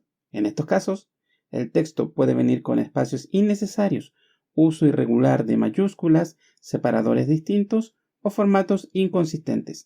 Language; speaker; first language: Spanish; native; Spanish